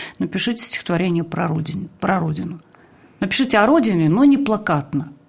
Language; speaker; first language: Russian; native; Russian